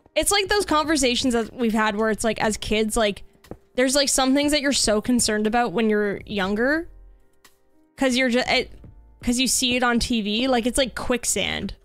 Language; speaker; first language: English; native; English